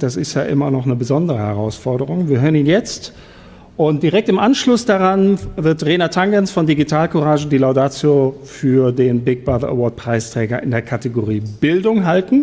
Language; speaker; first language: German; native; German